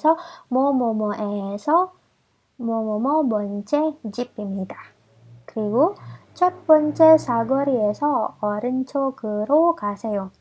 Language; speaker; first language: Korean; non-native, fluent; Indonesian